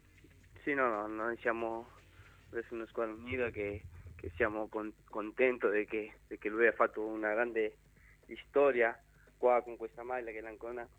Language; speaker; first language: Italian; non-native, learner; Spanish